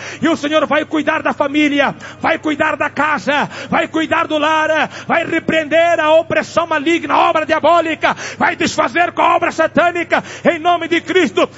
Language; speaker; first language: Portuguese; non-native, local second language; Tsonga